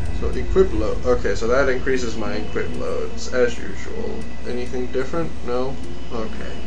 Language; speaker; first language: English; native; English